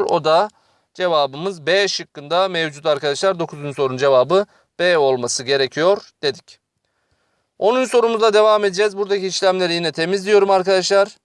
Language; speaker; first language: Turkish; native; Turkish